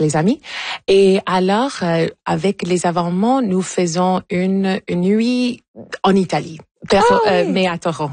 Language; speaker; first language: French; non-native, local second language; English